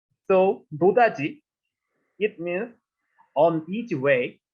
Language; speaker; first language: English; non-native, learner; Korean